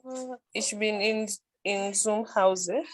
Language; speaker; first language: German; non-native, learner; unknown